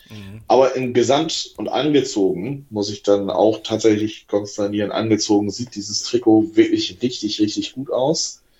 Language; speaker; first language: German; native; German